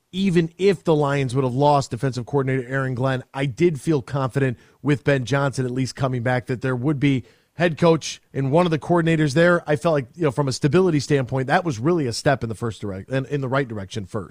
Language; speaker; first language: English; native; English